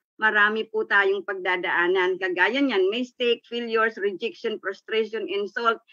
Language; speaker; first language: Filipino; native; Filipino